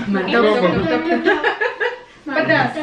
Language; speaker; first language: Indonesian; native; Indonesian